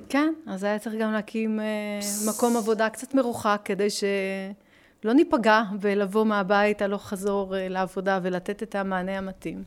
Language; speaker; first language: Hebrew; early bilingual, other home language; French